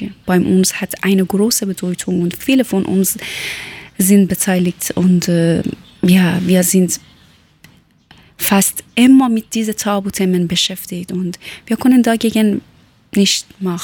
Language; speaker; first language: German; non-native, learner; Persian